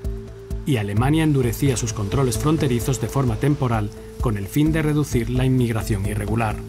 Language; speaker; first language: Spanish; native; Spanish